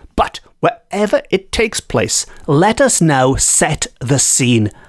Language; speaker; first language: English; native; English